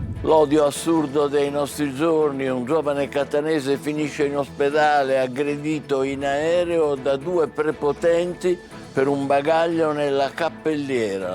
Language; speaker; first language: Italian; native; Italian